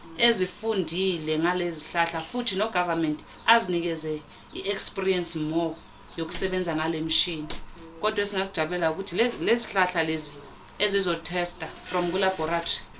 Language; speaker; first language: Zulu; non-native, local second language; South Ndebele